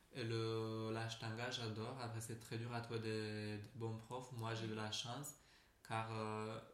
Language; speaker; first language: French; non-native, fluent; Romanian